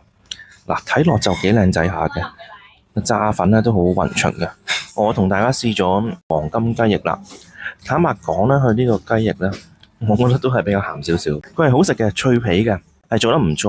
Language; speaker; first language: Cantonese; native; Cantonese